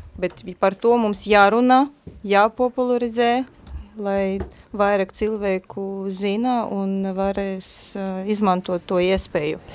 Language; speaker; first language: Latvian; non-native, local second language; Russian